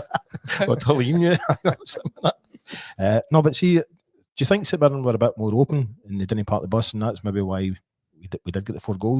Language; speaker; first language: English; native; English